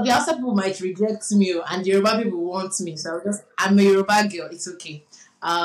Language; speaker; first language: English; non-native, local second language; Yoruba